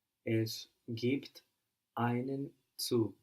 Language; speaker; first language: German; non-native, learner; English